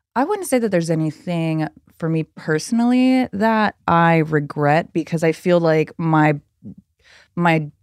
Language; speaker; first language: English; early bilingual, other home language; Filipino